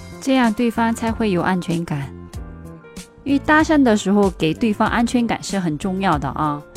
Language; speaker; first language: Chinese; non-native, fluent; Korean